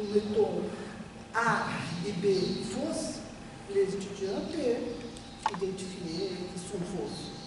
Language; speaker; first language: French; non-native, learner; Portuguese